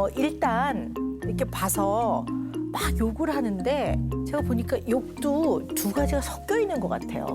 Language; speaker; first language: Korean; native; Korean